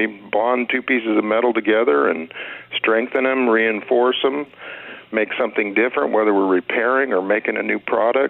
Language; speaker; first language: English; native; English